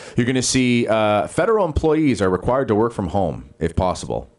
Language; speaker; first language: English; native; English